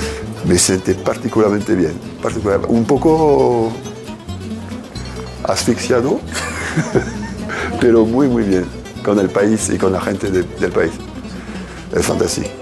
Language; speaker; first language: Spanish; non-native, learner; French